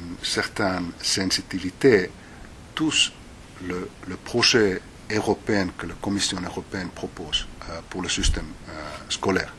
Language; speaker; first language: French; non-native, fluent; Finnish